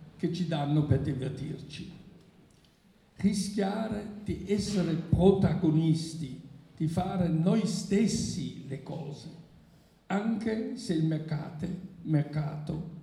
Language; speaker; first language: Italian; non-native, fluent; German